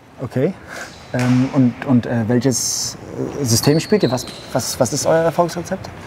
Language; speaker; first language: German; native; German